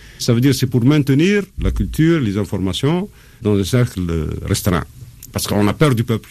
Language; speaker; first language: French; non-native, local second language; Arabic